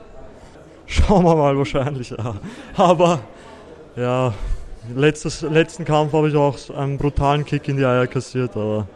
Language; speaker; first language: German; early bilingual, other home language; Serbian